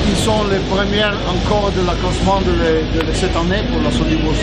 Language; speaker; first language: French; non-native, fluent; Italian